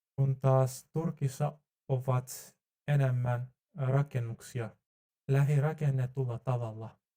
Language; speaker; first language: Finnish; non-native, learner; Turkish